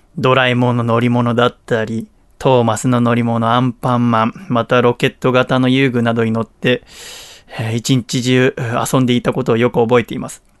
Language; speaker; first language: Japanese; native; Japanese